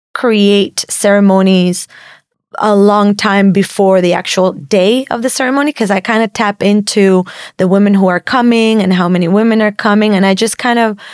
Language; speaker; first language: English; non-native, fluent; Spanish